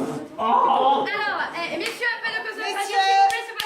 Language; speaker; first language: French; native; French